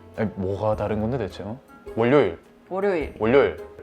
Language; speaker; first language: Korean; native; Korean